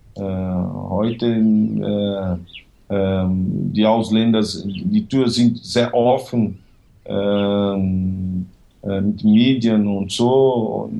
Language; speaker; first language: German; non-native, learner; Portuguese